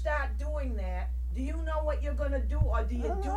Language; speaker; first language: English; early bilingual, other home language; Armenian